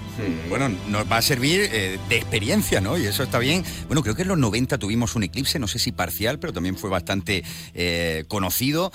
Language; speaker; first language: Spanish; native; Spanish